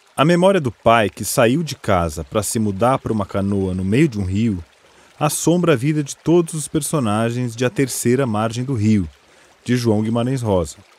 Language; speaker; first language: Portuguese; native; Portuguese